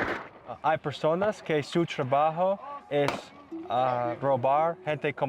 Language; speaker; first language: Spanish; non-native, learner; English